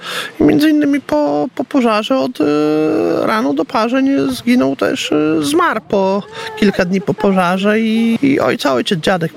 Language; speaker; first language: Polish; non-native, local second language; Ukrainian